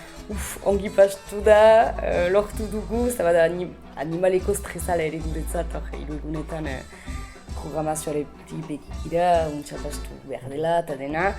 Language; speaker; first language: Basque; native; Basque